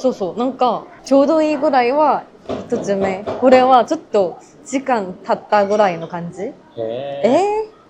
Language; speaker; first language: Japanese; non-native, learner; Korean